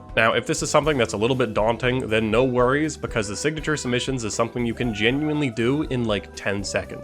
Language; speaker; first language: English; native; English